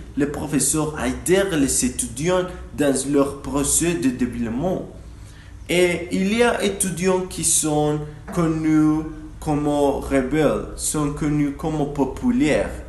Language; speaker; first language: French; non-native, learner; Spanish